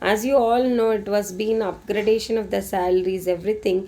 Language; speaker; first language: English; non-native, local second language; Kannada